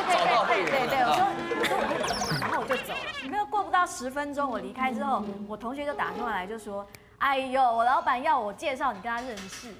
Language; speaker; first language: Chinese; native; Chinese